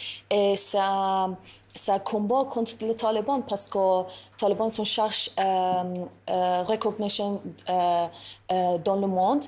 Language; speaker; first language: French; non-native, learner; Persian